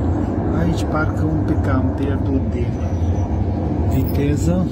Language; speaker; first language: Romanian; non-native, local second language; Hungarian